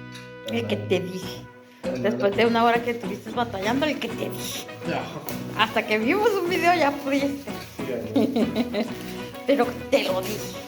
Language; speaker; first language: Spanish; native; Spanish